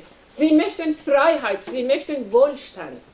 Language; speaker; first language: German; non-native, learner; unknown